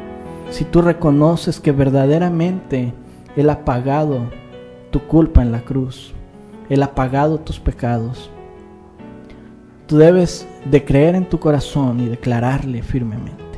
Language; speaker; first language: Spanish; native; Spanish